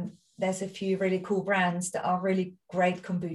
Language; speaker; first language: English; non-native, fluent; German